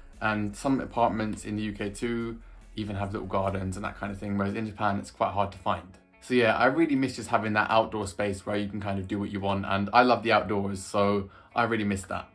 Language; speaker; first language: English; native; English